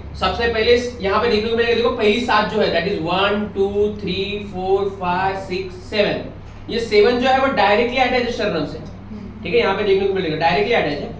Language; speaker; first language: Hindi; non-native, local second language; Marathi